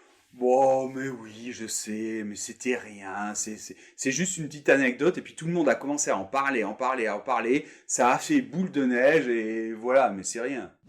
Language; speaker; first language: French; native; French